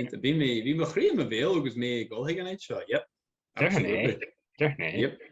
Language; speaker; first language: Irish; native; Irish